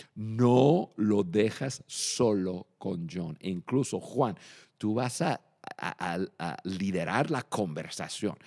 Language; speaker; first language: Spanish; non-native, fluent; English